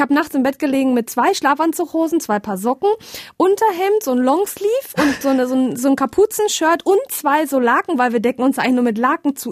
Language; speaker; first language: German; native; German